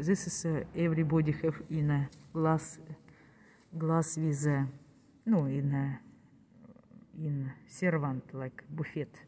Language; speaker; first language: English; non-native, learner; Russian